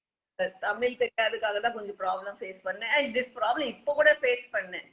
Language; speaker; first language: Tamil; non-native, local second language; Hindi